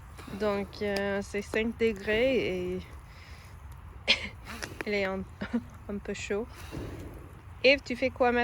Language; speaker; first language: French; non-native, learner; English